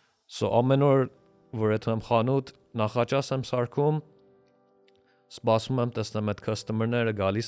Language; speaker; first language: Armenian; early bilingual, heritage; Armenian